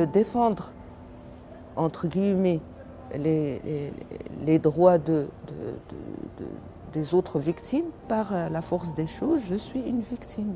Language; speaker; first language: French; non-native, local second language; Arabic